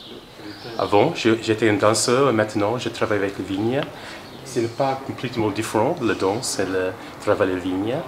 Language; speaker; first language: French; non-native, learner; English